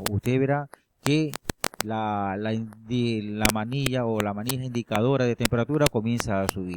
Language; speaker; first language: Spanish; native; Spanish